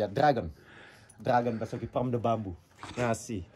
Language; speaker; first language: English; non-native, learner; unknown